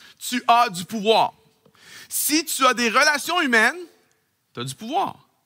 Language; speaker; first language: French; native; French